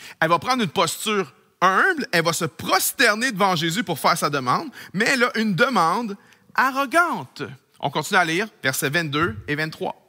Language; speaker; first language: French; native; French